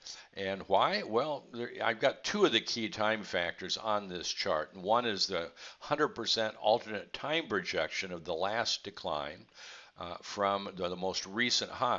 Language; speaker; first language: English; native; English